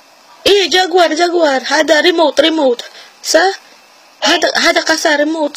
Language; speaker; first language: Arabic; non-native, learner; Filipino